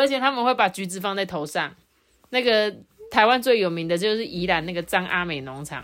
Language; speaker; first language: Chinese; native; Chinese